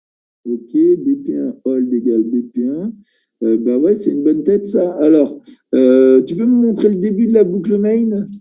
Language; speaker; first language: French; native; French